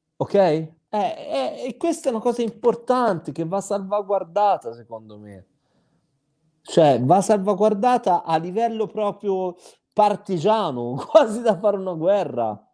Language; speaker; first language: Italian; native; Italian